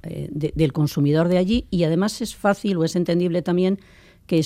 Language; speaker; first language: Spanish; native; Spanish